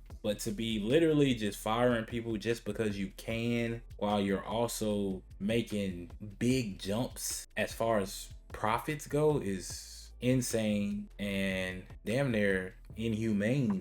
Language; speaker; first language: English; native; English